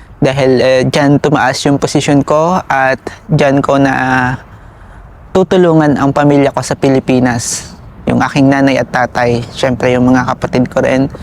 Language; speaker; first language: Filipino; native; Filipino